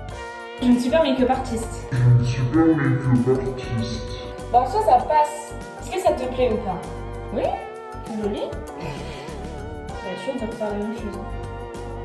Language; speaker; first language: French; native; French